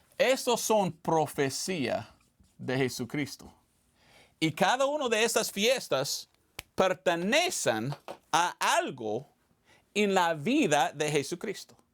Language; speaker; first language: Spanish; non-native, fluent; English